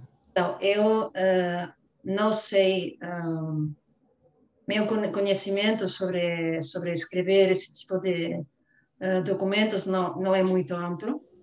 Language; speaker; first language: Portuguese; non-native, fluent; Spanish